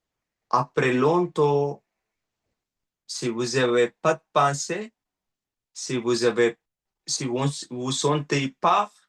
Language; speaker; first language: French; non-native, learner; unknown